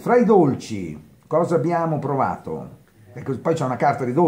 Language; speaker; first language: Italian; native; Italian